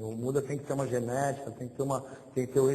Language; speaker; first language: Portuguese; native; Portuguese